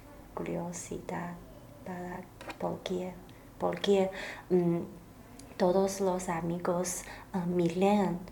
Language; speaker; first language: Spanish; non-native, learner; Chinese